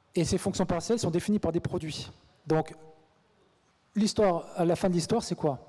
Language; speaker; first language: French; native; French